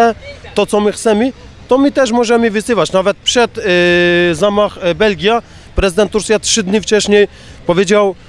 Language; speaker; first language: Polish; non-native, fluent; Kurdish